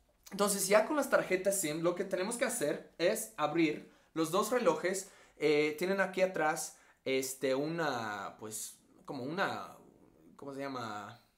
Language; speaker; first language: Spanish; non-native, fluent; English